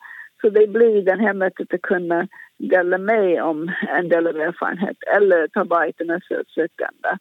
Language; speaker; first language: Swedish; non-native, fluent; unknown